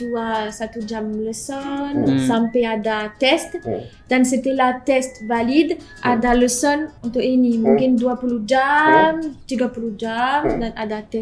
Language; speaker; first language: Indonesian; non-native, learner; French